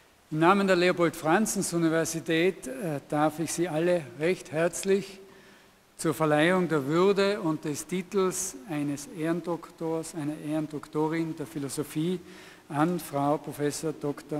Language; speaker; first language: German; native; German